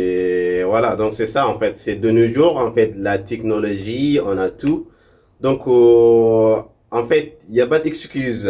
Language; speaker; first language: French; non-native, local second language; Arabic